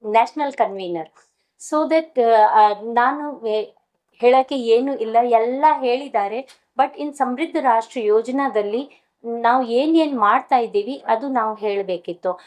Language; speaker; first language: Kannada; non-native, local second language; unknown